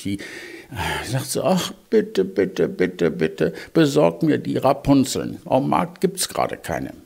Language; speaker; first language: German; native; German